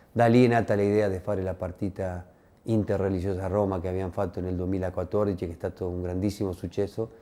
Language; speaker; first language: Italian; non-native, fluent; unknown